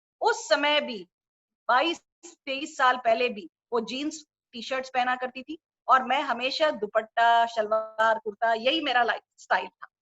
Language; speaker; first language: Hindi; non-native, local second language; Urdu